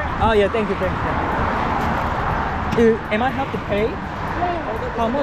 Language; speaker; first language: English; non-native, learner; Korean